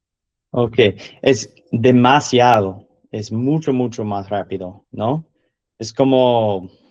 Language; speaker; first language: Spanish; non-native, learner; English